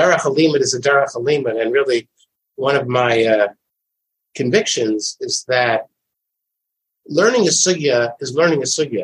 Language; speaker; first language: English; native; English